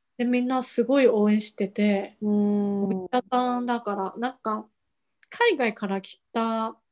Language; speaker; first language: Japanese; non-native, fluent; Chinese